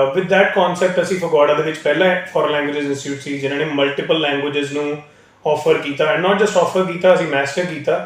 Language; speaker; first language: Hindi; non-native, local second language; Punjabi